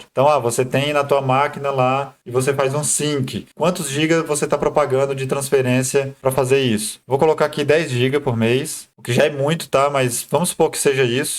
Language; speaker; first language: Portuguese; native; Portuguese